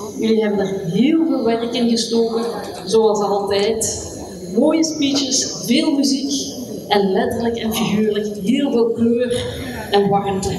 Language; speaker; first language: Dutch; native; Dutch